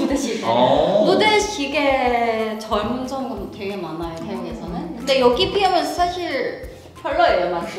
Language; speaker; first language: Korean; non-native, fluent; Thai